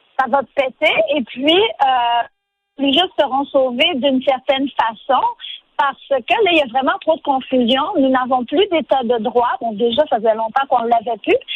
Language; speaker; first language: French; native; French